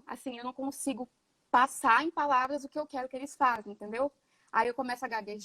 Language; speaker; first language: Portuguese; native; Portuguese